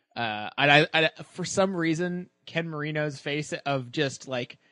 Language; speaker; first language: English; native; English